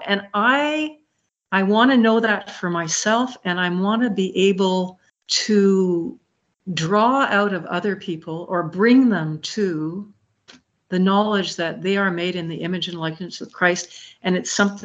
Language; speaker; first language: English; native; English